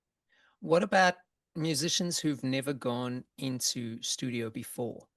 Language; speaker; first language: English; native; English